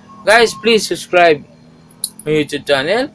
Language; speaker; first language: English; non-native, local second language; Maguindanaon